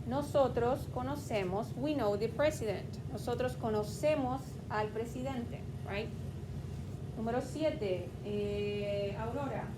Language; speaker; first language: Spanish; non-native, fluent; English